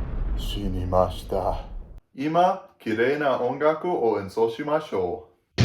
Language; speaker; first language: Japanese; non-native, learner; English